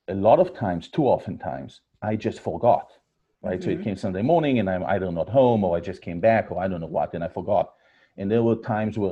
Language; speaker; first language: English; non-native, fluent; Hebrew